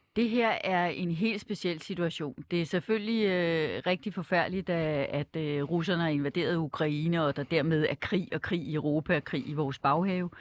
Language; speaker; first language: Danish; native; Danish